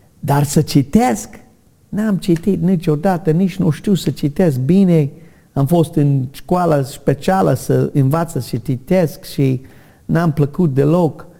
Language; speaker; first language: Romanian; non-native, learner; English